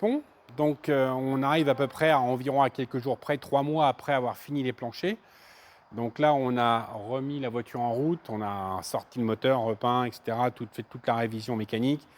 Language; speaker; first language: French; native; French